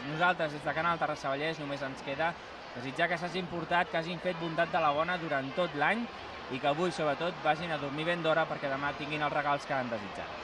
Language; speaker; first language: Catalan; native; Catalan